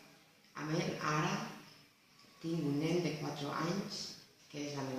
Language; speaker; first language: Catalan; non-native, local second language; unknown